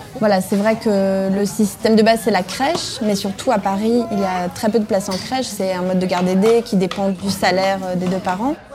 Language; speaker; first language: French; native; French